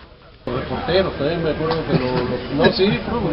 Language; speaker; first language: Spanish; native; Spanish